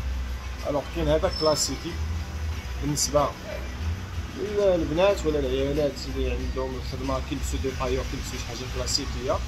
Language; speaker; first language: Arabic; native; Arabic